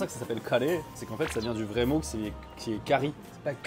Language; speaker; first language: French; native; French